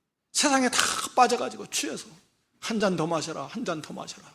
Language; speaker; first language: Korean; native; Korean